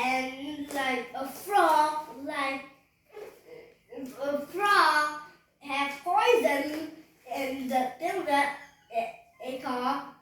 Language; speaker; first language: English; non-native, learner; Vietnamese